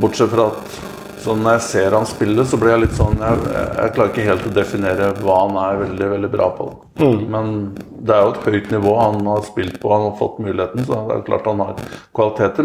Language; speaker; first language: Norwegian; native; Norwegian